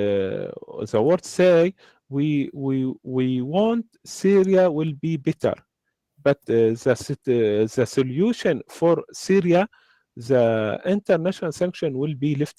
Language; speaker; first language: English; non-native, learner; Arabic